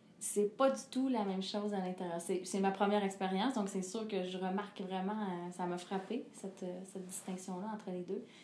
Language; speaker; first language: French; native; French